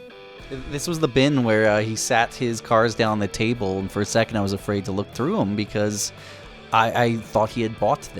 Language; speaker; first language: English; native; English